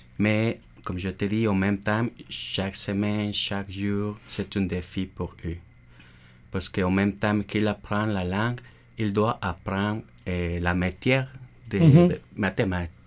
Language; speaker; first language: French; non-native, learner; Spanish